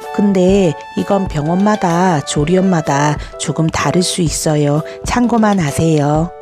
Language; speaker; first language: Korean; native; Korean